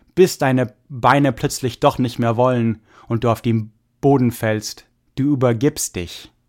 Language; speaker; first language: German; native; German